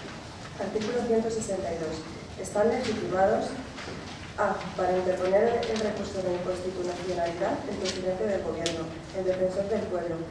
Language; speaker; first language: Spanish; native; Spanish